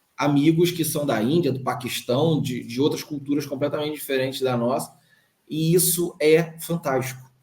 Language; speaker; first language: Portuguese; native; Portuguese